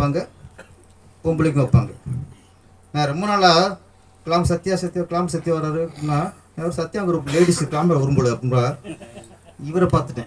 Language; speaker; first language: Tamil; native; Tamil